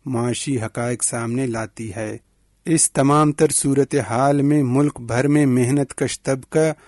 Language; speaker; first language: Urdu; non-native, local second language; Baluchi